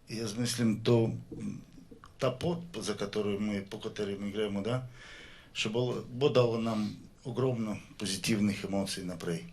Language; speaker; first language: Slovenian; non-native, learner; Russian